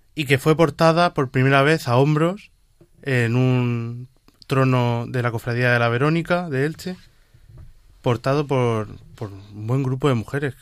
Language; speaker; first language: Spanish; native; Spanish